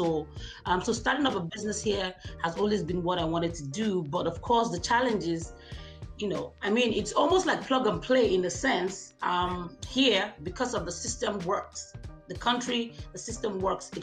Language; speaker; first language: English; non-native, local second language; Igbo